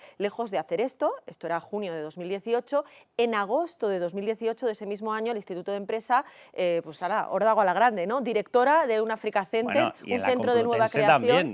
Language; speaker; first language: Spanish; native; Spanish